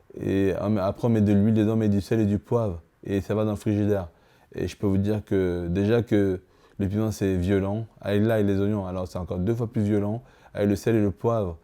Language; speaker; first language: French; early bilingual, other home language; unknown